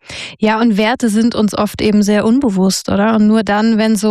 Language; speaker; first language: German; native; German